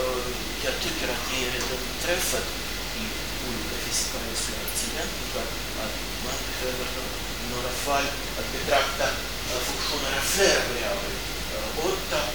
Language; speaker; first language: Swedish; non-native, fluent; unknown